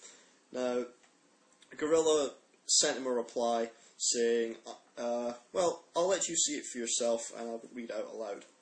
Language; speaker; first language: English; native; English